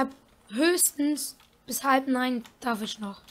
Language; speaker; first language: German; native; German